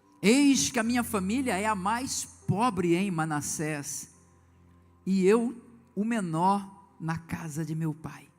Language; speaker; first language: Portuguese; native; Portuguese